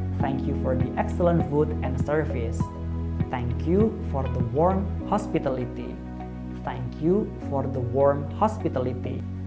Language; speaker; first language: English; non-native, fluent; Indonesian